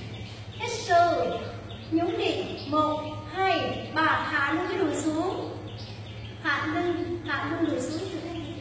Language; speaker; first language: Vietnamese; native; Vietnamese